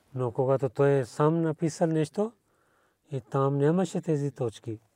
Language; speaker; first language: Bulgarian; non-native, learner; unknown